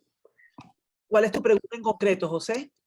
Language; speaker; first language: Spanish; native; Spanish